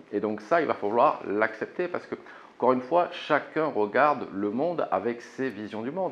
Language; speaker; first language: French; native; French